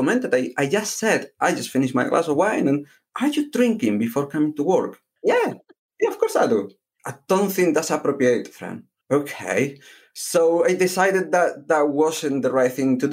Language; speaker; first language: English; non-native, fluent; Spanish